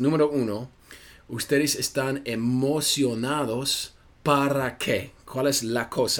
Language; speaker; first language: Spanish; non-native, fluent; English